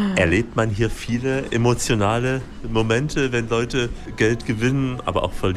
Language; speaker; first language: German; native; German